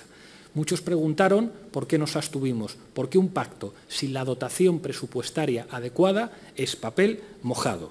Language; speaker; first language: Spanish; native; Spanish